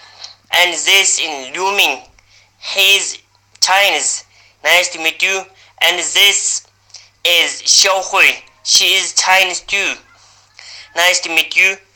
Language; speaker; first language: English; non-native, learner; Uyghur